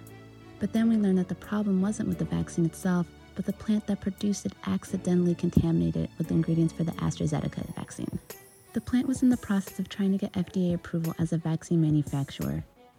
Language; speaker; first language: English; native; English